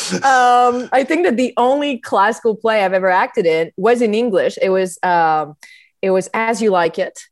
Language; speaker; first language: English; native; English